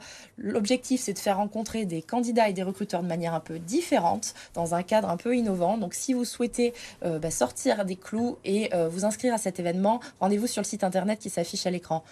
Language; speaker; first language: French; native; French